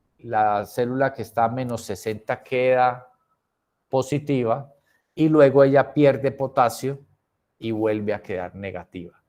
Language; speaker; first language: Spanish; native; Spanish